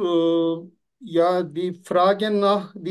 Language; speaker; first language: German; non-native, fluent; Turkish